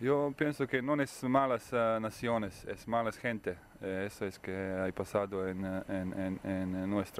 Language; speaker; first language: Spanish; non-native, learner; Bosnian